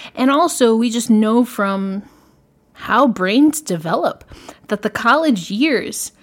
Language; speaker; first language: English; native; English